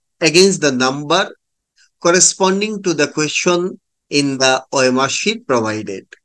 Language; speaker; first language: English; non-native, local second language; Bangla